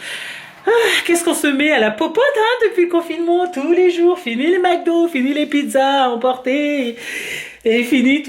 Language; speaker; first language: French; native; French